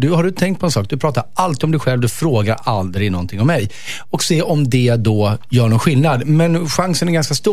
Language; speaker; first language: Swedish; native; Swedish